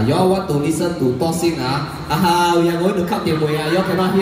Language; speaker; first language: English; non-native, local second language; Chinese